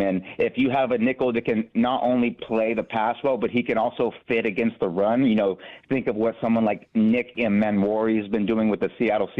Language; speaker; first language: English; native; English